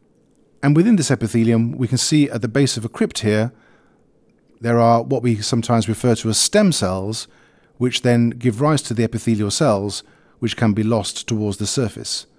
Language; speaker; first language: English; native; English